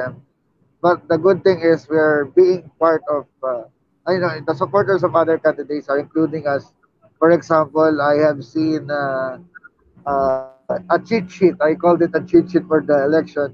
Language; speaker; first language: English; non-native, local second language; Filipino